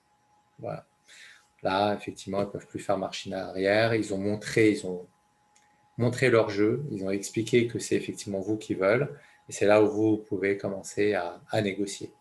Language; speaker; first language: French; native; French